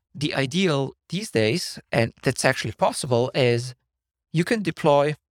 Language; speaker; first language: English; non-native, fluent; Slovenian